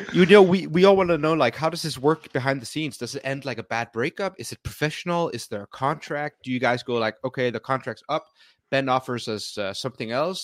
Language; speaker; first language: English; non-native, fluent; Danish